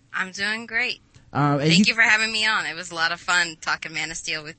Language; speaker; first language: English; native; English